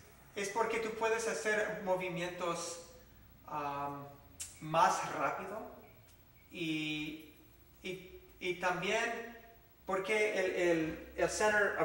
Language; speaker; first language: Spanish; non-native, fluent; English